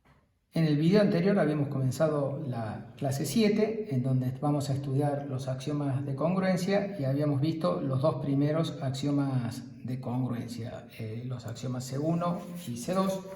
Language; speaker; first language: Spanish; native; Spanish